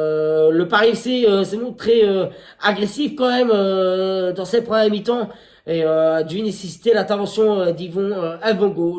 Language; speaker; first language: French; native; French